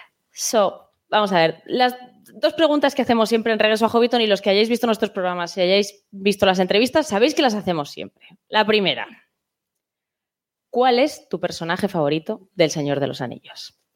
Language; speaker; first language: Spanish; native; Spanish